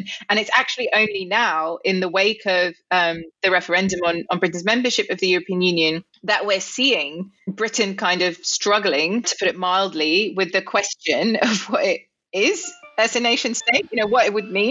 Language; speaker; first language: English; native; English